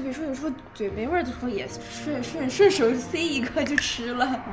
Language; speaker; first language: Chinese; native; Chinese